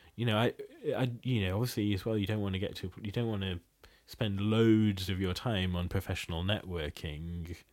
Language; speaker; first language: English; early bilingual, other home language; Bangla